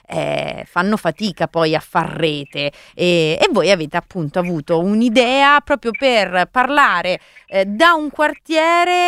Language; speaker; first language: Italian; native; Italian